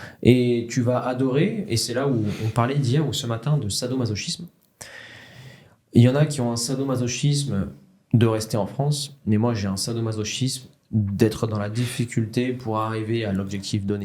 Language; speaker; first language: French; native; French